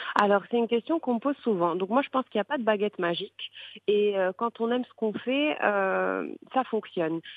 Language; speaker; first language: French; non-native, local second language; Arabic